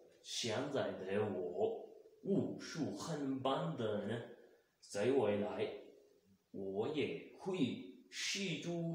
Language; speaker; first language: Chinese; non-native, learner; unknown